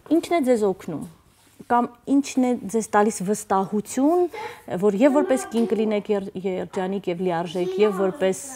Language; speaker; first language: Armenian; native; Armenian